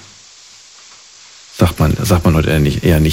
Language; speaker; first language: German; native; German